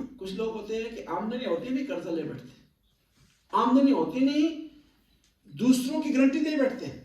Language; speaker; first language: Urdu; non-native, local second language; Punjabi